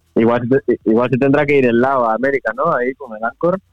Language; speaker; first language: Spanish; native; Spanish